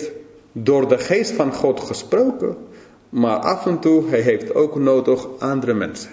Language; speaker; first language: Dutch; non-native, fluent; English